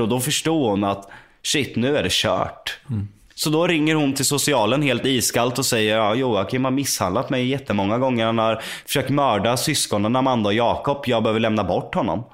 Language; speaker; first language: Swedish; native; Swedish